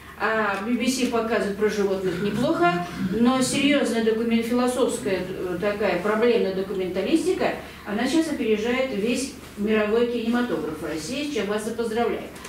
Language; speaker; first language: Russian; native; Russian